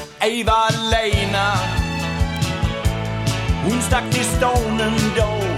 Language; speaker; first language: Swedish; native; Swedish